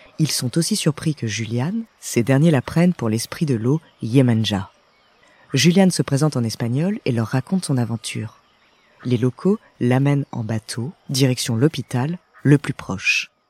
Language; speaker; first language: French; native; French